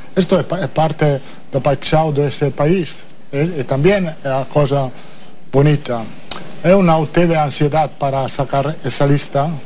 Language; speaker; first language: Portuguese; non-native, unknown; Italian